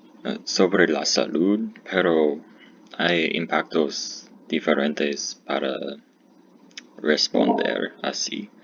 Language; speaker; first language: Spanish; non-native, learner; English